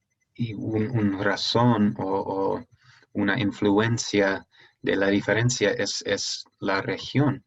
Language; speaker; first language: Spanish; non-native, fluent; English